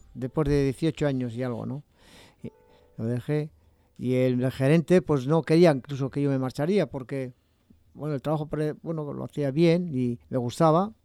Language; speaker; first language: Spanish; native; Spanish